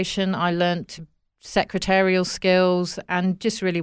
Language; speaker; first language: English; native; English